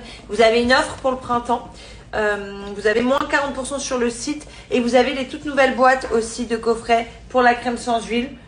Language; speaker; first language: French; native; French